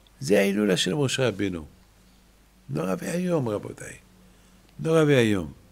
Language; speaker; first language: Hebrew; non-native, fluent; French